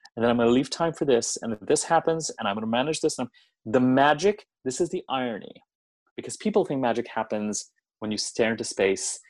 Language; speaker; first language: English; non-native, local second language; Hindi